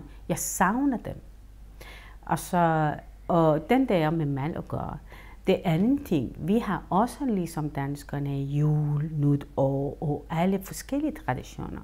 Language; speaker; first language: Danish; non-native, fluent; Persian